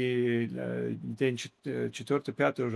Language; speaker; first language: Russian; early bilingual, heritage; English